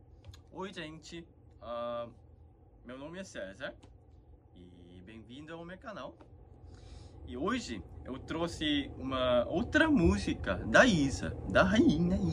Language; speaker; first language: Portuguese; non-native, fluent; Korean